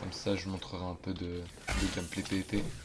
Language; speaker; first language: French; native; French